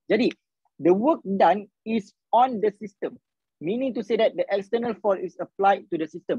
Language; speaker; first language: English; non-native, local second language; Malay